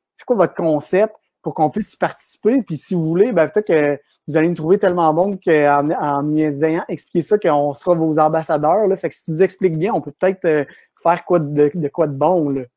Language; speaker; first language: French; native; French